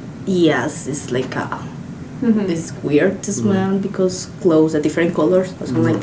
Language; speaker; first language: English; non-native, learner; Spanish